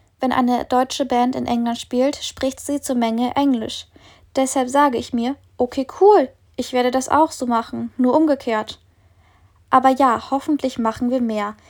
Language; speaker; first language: German; native; German